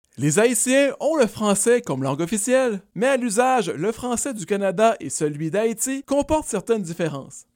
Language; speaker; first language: French; native; French